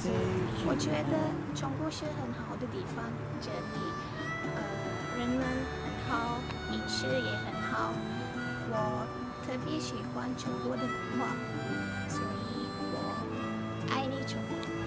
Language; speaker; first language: Chinese; non-native, learner; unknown